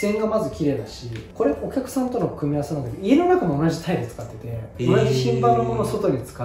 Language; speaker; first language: Japanese; native; Japanese